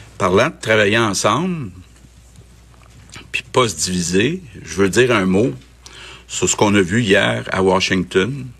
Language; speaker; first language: French; native; French